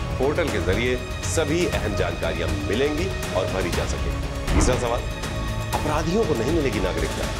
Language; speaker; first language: Hindi; native; Hindi